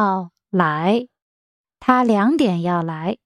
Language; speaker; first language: Chinese; non-native, learner; English